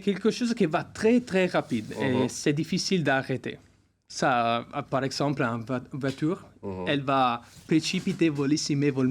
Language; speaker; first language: French; non-native, learner; Italian